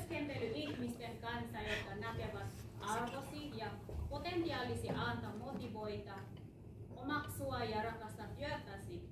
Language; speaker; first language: Finnish; non-native, learner; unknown